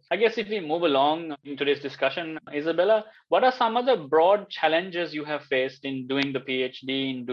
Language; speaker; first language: English; non-native, local second language; Sinhala